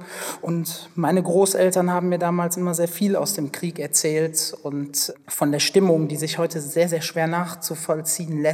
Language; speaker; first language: German; native; German